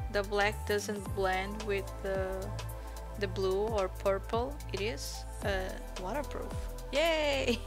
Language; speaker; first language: English; non-native, fluent; Portuguese